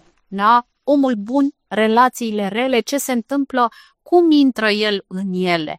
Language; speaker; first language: Romanian; native; Romanian